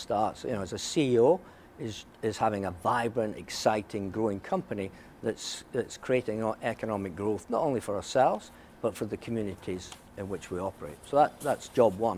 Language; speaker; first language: English; native; English